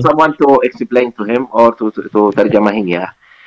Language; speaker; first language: English; non-native, learner; Arabic